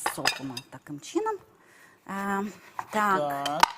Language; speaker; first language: Ukrainian; native; Ukrainian